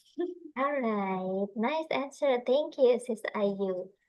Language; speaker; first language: English; non-native, fluent; Indonesian